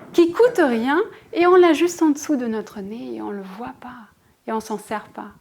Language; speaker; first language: French; non-native, fluent; German